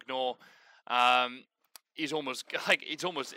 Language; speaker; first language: English; native; English